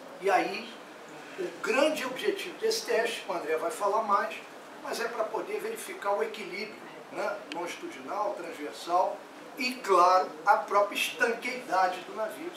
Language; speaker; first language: Portuguese; native; Portuguese